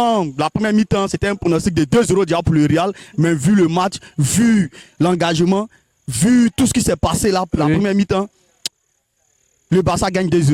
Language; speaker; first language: French; non-native, local second language; Wolof